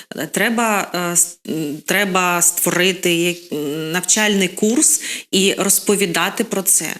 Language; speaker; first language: Ukrainian; non-native, local second language; Russian